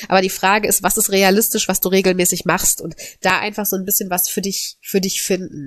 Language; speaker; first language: German; native; German